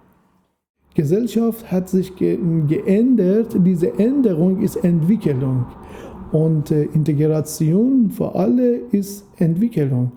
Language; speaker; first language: German; non-native, fluent; Persian